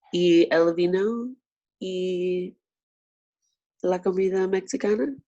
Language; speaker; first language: Spanish; non-native, learner; English